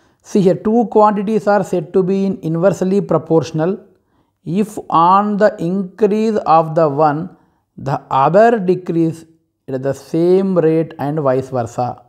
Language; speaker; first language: English; non-native, local second language; Telugu